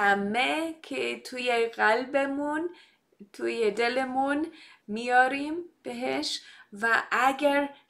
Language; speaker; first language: Persian; non-native, fluent; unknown